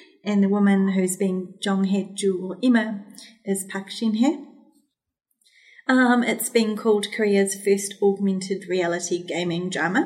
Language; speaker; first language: English; native; English